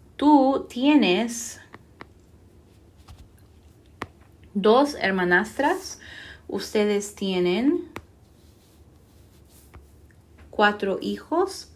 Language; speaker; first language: Spanish; non-native, fluent; English